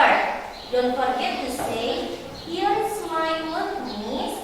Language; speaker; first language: English; non-native, learner; Indonesian